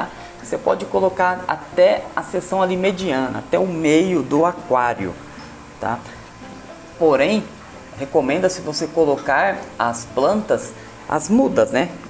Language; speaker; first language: Portuguese; native; Portuguese